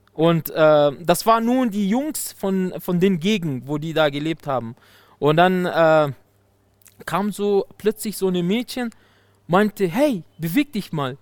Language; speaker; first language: German; non-native, fluent; Persian